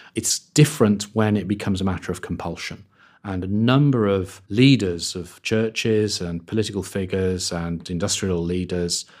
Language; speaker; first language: English; native; English